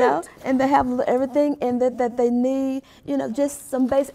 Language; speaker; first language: English; native; English